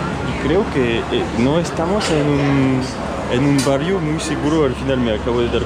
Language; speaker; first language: Spanish; non-native, fluent; French